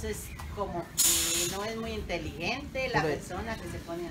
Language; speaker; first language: Spanish; native; Spanish